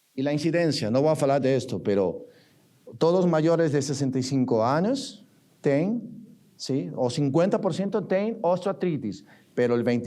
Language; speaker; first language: Portuguese; non-native, learner; Spanish